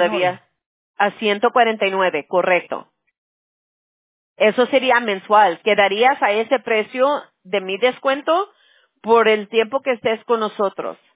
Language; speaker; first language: Spanish; early bilingual, heritage; Spanish